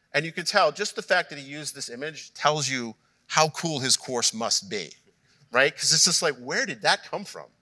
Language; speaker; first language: English; native; English